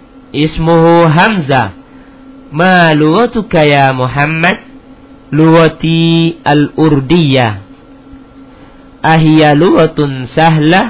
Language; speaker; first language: Arabic; non-native, fluent; Indonesian